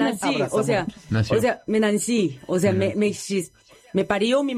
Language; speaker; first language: Spanish; non-native, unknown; Korean